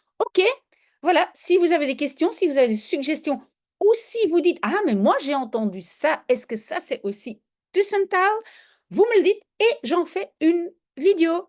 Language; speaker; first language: French; native; French